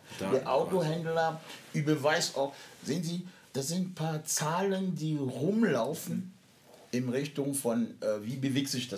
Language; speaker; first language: German; non-native, fluent; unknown